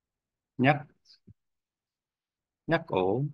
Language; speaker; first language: Vietnamese; non-native, learner; Korean